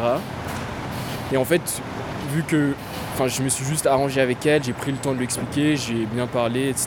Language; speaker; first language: French; early bilingual, other home language; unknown